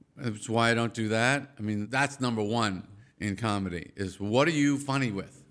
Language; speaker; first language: English; native; English